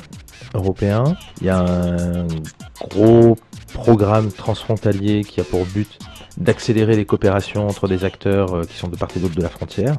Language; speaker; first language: French; native; French